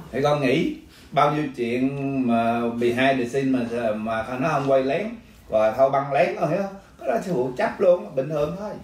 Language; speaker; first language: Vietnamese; early bilingual, other home language; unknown